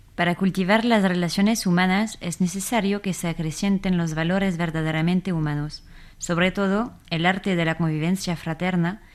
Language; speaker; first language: Spanish; non-native, fluent; French